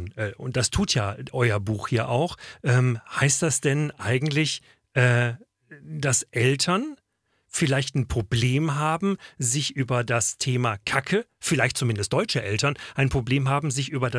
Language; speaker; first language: German; native; German